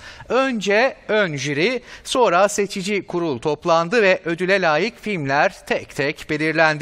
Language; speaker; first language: Turkish; native; Turkish